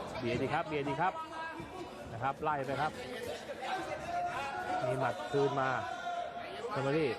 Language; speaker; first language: Thai; native; Thai